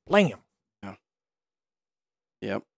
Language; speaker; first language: English; native; English